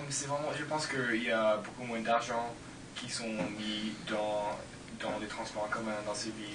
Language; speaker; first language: French; non-native, learner; English